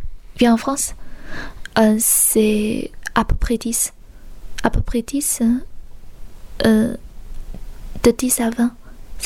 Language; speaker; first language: French; non-native, fluent; Chinese